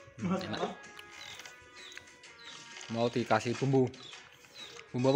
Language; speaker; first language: Indonesian; non-native, local second language; Javanese